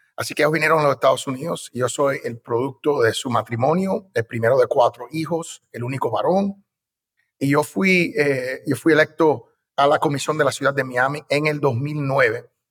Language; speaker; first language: Spanish; early bilingual, heritage; Spanish